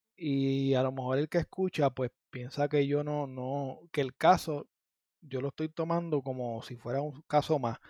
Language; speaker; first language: Spanish; native; Spanish